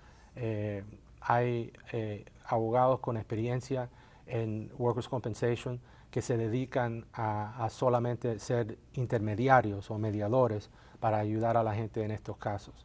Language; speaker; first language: Spanish; native; Spanish